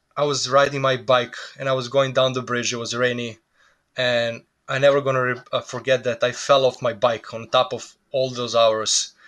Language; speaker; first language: English; non-native, fluent; Serbian